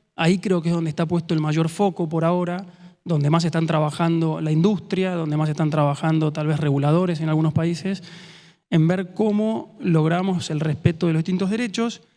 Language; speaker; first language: Spanish; native; Spanish